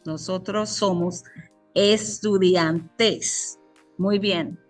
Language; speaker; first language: Spanish; non-native, fluent; English